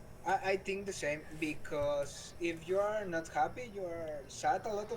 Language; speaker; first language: English; non-native, learner; Spanish